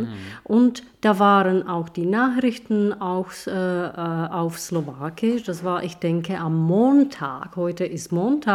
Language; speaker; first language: German; non-native, fluent; Czech